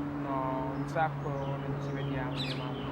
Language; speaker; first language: Italian; non-native, learner; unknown